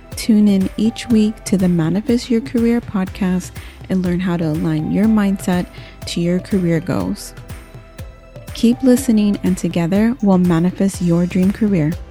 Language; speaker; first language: English; native; English